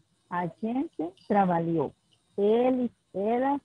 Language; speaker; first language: Portuguese; non-native, learner; Spanish